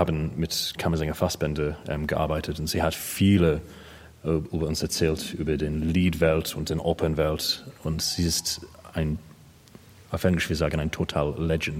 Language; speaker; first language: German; non-native, learner; English